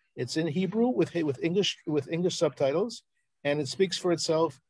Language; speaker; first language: English; native; English